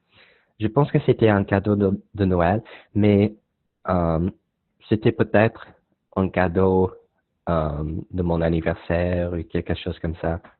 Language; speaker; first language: French; non-native, learner; English